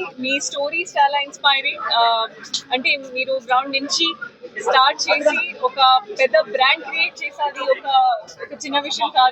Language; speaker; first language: Telugu; non-native, fluent; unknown